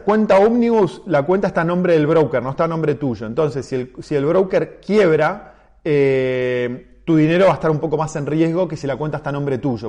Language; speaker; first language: Spanish; native; Spanish